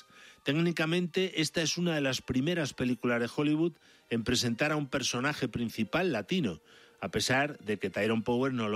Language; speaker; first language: Spanish; native; Spanish